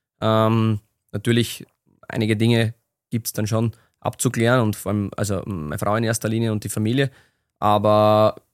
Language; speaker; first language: German; native; German